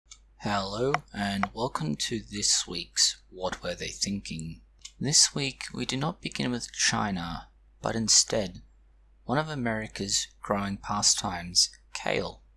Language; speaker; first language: English; native; English